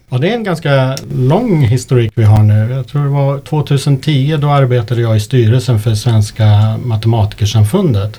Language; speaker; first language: Swedish; early bilingual, other home language; English